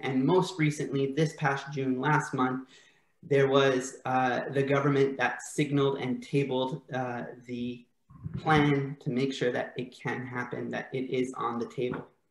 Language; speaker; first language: English; native; English